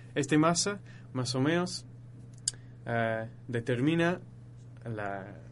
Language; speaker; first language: Spanish; non-native, fluent; English